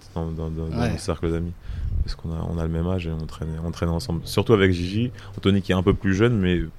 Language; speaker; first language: French; native; French